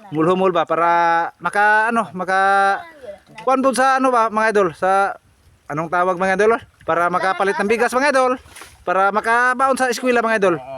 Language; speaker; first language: Filipino; non-native, local second language; Cebuano